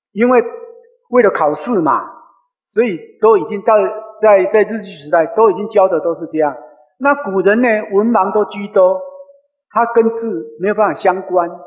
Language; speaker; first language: Chinese; non-native, local second language; Min Nan Chinese